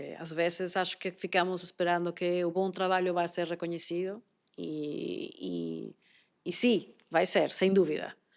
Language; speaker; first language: Portuguese; non-native, fluent; Spanish